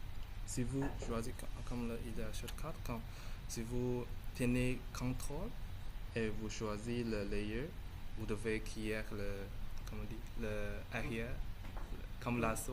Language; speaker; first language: French; non-native, learner; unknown